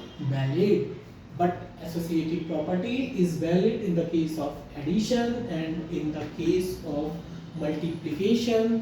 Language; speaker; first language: English; non-native, local second language; Hindi